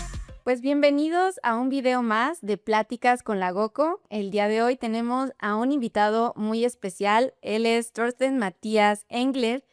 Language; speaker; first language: Spanish; native; Spanish